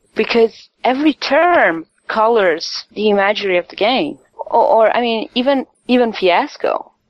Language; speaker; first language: English; non-native, fluent; Italian